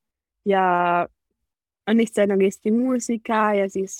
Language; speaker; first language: Estonian; non-native, learner; German